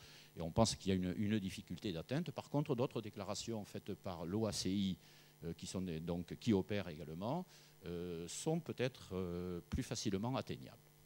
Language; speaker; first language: French; native; French